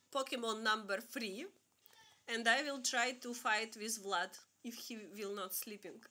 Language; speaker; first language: English; non-native, learner; Russian